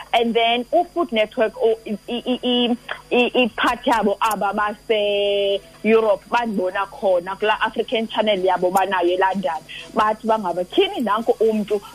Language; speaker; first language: English; non-native, local second language; Xhosa